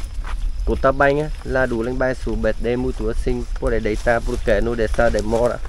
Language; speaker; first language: Portuguese; non-native, learner; Vietnamese